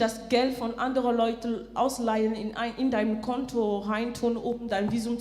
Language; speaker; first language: German; non-native, fluent; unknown